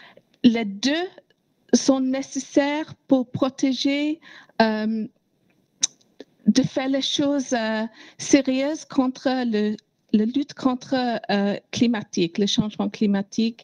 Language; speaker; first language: French; non-native, learner; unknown